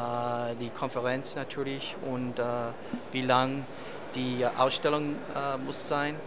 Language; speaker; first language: German; non-native, learner; English